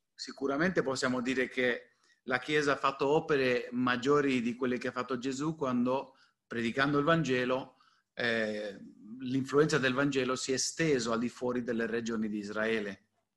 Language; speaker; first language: Italian; native; Italian